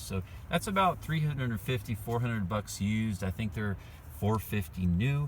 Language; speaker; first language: English; native; English